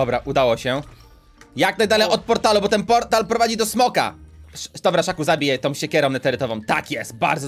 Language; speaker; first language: Polish; native; Polish